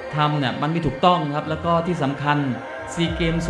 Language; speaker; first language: Thai; non-native, local second language; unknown